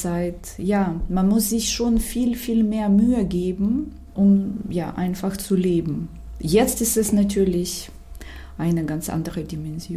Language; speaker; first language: German; non-native, fluent; Ukrainian